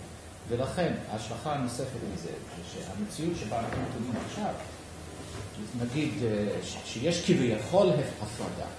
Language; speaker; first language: Hebrew; native; Hebrew